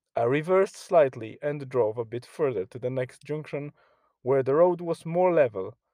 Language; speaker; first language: English; non-native, fluent; Polish